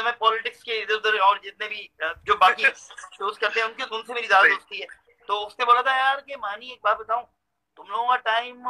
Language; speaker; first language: Urdu; native; Urdu